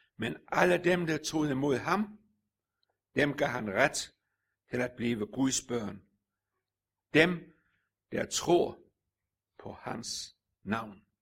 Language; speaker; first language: Danish; native; Danish